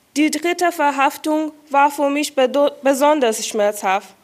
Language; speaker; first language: German; non-native, fluent; Persian